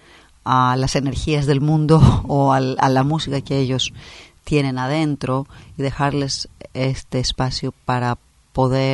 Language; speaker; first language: Spanish; non-native, fluent; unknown